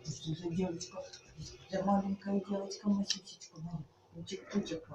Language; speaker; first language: Russian; native; Russian